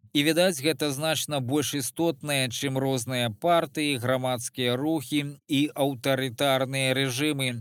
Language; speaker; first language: Belarusian; native; Belarusian